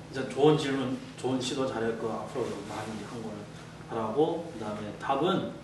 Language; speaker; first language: Korean; non-native, fluent; Chinese